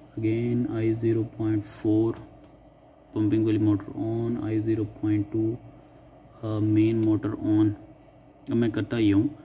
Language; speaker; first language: Urdu; native; Urdu